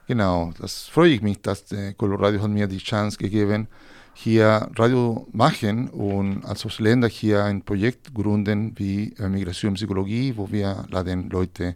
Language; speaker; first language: German; non-native, fluent; Spanish